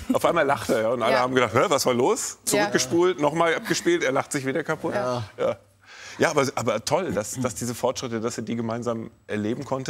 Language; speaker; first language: German; native; German